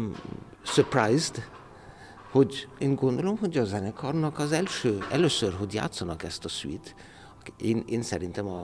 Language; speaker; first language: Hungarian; non-native, learner; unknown